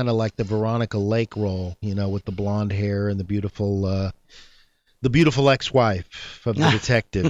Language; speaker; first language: English; native; English